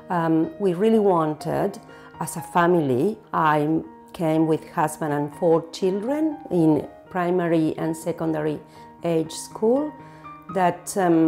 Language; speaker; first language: English; non-native, fluent; Spanish